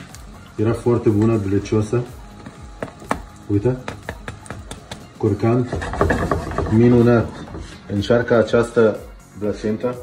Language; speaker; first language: Romanian; non-native, learner; Arabic